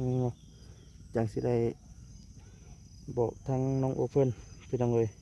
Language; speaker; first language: Thai; non-native, local second language; Lao